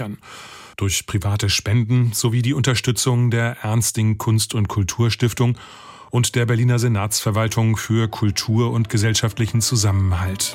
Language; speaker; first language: German; native; German